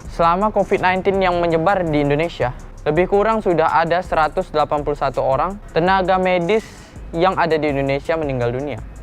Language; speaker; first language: Indonesian; native; Indonesian